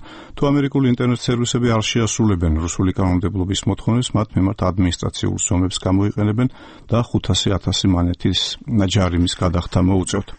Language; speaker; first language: Georgian; native; Georgian